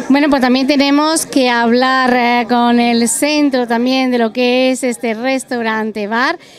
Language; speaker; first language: Spanish; native; Spanish